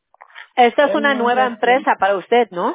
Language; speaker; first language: Spanish; early bilingual, heritage; Spanish